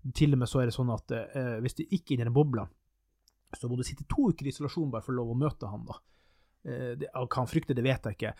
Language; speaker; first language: Norwegian; native; Norwegian